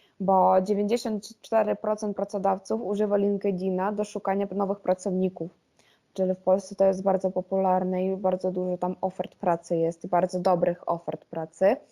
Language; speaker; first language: Polish; non-native, fluent; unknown